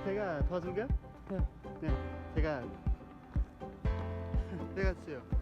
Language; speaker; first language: Korean; non-native, learner; Nepali